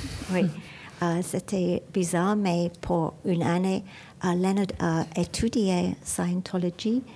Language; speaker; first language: French; non-native, learner; English